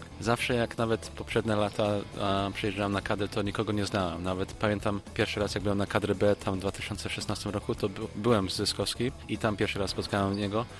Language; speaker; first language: Polish; early bilingual, heritage; Polish